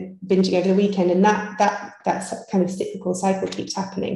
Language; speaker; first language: English; native; English